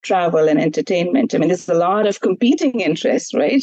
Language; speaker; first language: English; non-native, local second language; Malayalam